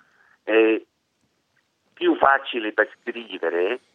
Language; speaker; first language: Italian; non-native, learner; German